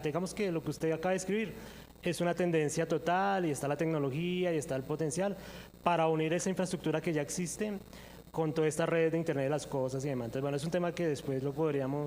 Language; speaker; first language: Spanish; native; Spanish